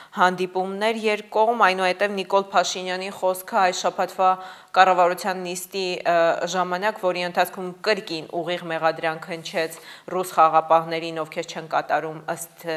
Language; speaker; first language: Armenian; native; Armenian